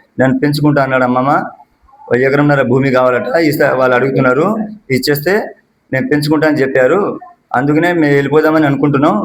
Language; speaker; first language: Telugu; non-native, local second language; Lambadi